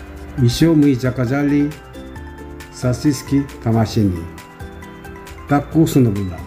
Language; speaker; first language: Russian; non-native, learner; Korean